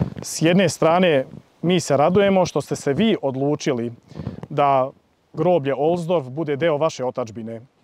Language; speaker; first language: Croatian; early bilingual, heritage; Serbian